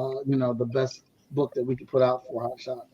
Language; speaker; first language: English; native; English